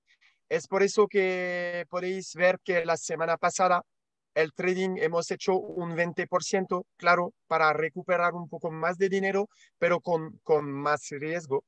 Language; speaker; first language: Spanish; non-native, learner; French